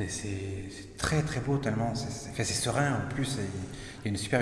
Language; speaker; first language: French; native; French